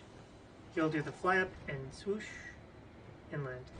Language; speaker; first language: English; native; English